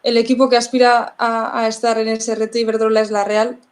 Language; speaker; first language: Spanish; non-native, local second language; Basque